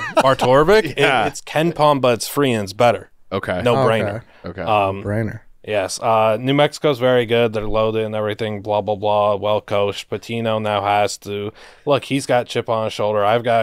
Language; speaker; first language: English; native; English